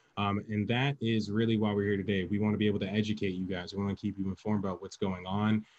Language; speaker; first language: English; native; English